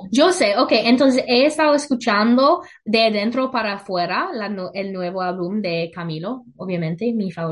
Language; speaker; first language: Spanish; non-native, learner; English